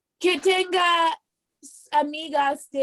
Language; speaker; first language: Spanish; non-native, learner; English